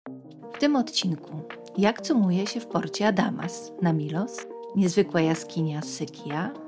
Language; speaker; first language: Polish; native; Polish